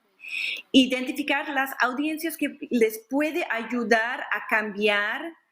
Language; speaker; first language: Spanish; non-native, fluent; English